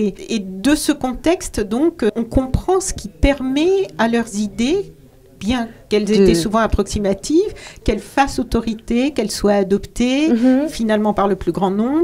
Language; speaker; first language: French; native; French